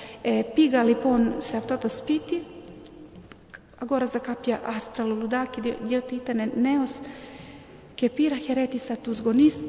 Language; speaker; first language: Greek; non-native, fluent; Serbian